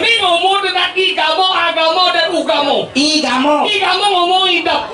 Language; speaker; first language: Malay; non-native, local second language; Balinese